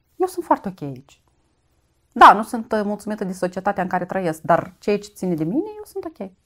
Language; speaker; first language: Romanian; native; Romanian